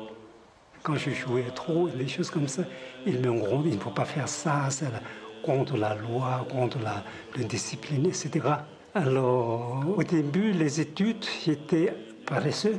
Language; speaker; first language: French; non-native, fluent; Tibetan